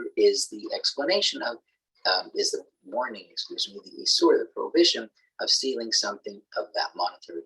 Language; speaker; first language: English; native; English